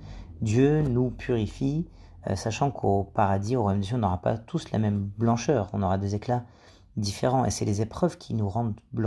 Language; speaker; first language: French; native; French